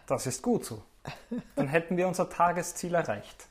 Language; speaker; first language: German; native; German